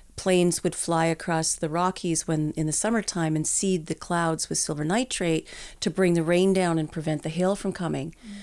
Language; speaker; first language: English; native; English